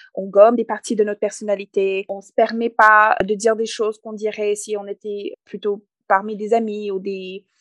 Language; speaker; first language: French; non-native, fluent; English